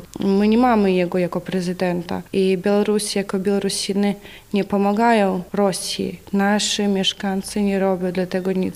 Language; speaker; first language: Polish; non-native, learner; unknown